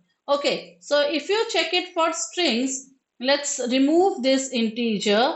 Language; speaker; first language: English; non-native, local second language; Hindi